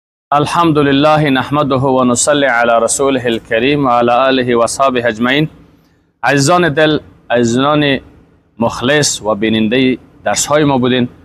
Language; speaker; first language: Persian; native; Persian